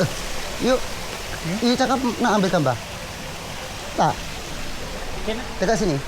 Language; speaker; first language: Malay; non-native, local second language; Indonesian